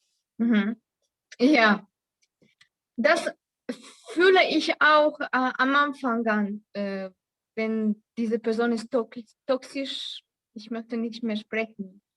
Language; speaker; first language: German; non-native, learner; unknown